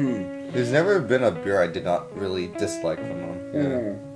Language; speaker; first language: English; native; English